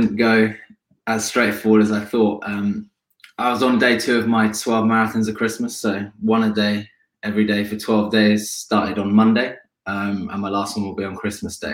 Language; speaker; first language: English; native; English